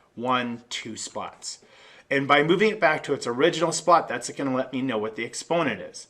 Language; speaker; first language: English; native; English